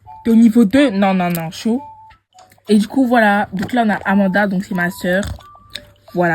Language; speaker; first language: French; native; French